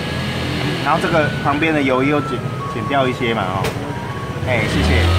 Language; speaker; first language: Chinese; native; Chinese